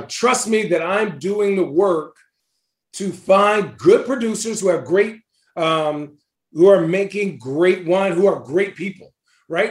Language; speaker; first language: English; native; English